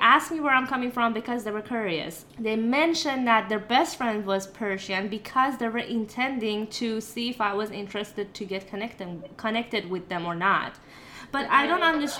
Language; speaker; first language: English; non-native, fluent; Persian